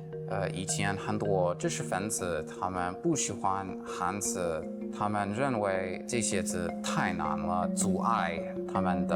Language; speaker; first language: Chinese; non-native, fluent; English